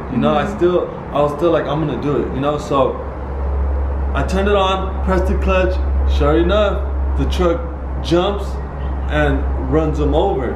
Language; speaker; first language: English; early bilingual, other home language; Spanish